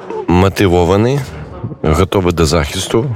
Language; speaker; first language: Polish; non-native, learner; Ukrainian